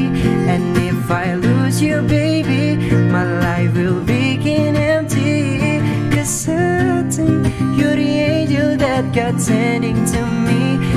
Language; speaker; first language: English; non-native, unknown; Indonesian